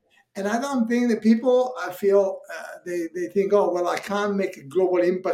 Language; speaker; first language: English; non-native, fluent; Italian